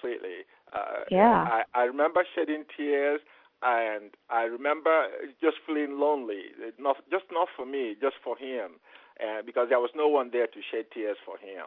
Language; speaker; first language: English; non-native, local second language; Igbo